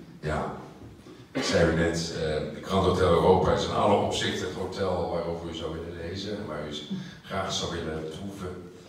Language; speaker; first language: Dutch; native; Dutch